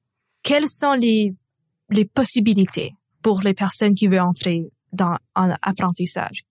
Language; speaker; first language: French; non-native, local second language; English